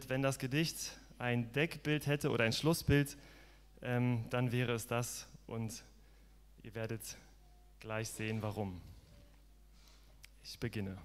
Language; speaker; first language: German; native; German